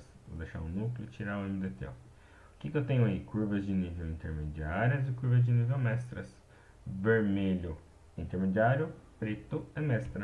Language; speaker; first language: Portuguese; native; Portuguese